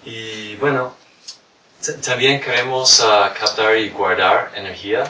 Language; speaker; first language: Spanish; non-native, fluent; English